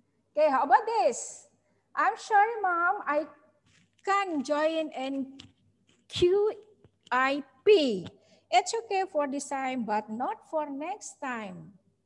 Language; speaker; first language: English; non-native, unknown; Javanese